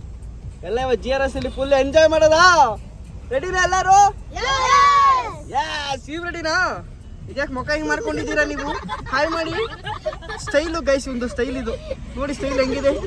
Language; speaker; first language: Kannada; native; Kannada